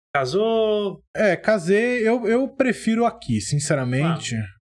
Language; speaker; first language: Portuguese; native; Portuguese